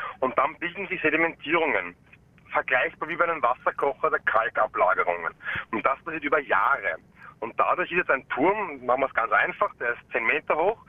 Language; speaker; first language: German; native; German